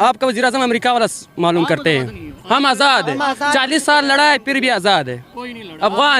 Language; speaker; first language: Hindi; non-native, learner; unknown